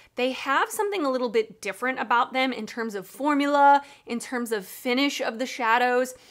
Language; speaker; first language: English; native; English